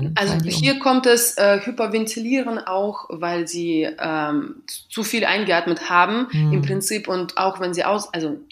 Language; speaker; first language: German; non-native, fluent; Russian